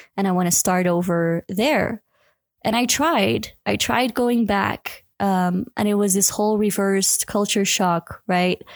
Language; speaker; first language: English; non-native, fluent; Dutch